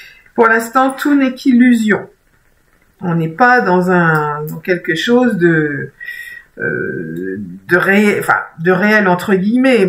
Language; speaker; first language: French; native; French